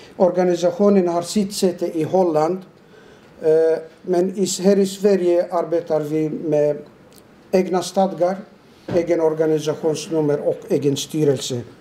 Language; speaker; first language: Swedish; non-native, fluent; Turoyo